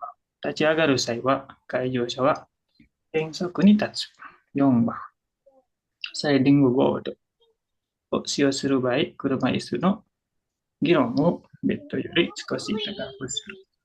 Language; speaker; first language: Japanese; non-native, learner; Indonesian